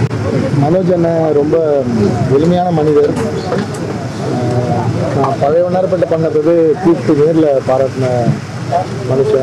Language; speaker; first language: Tamil; native; Tamil